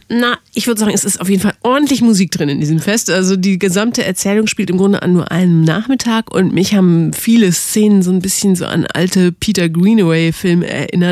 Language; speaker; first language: German; native; German